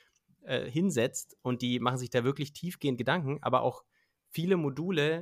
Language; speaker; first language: German; native; German